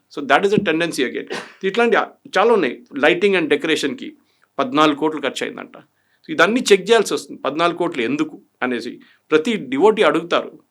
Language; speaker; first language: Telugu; non-native, fluent; Malayalam